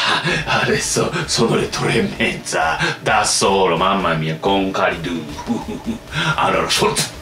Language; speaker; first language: Italian; non-native, learner; Japanese